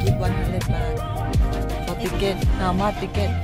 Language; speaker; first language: English; non-native, learner; Thai